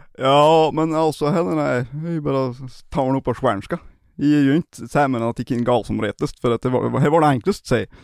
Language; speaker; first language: Swedish; native; Swedish